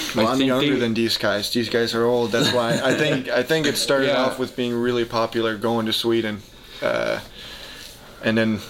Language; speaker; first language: English; early bilingual, heritage; Danish